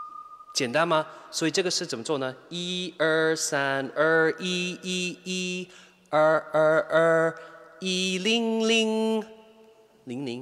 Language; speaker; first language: Chinese; non-native, fluent; English